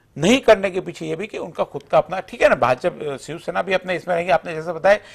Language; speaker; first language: Hindi; native; Hindi